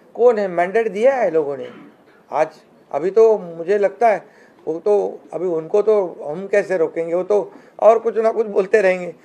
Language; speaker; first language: Hindi; non-native, local second language; Marathi